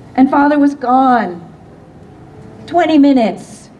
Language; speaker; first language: English; native; English